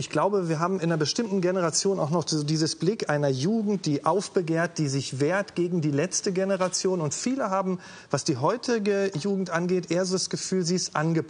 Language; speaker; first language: German; native; German